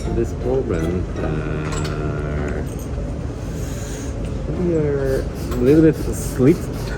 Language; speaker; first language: English; non-native, learner; Japanese